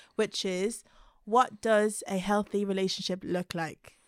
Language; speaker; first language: English; native; English